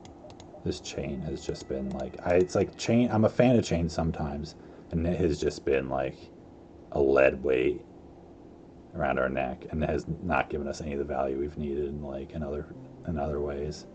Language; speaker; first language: English; native; English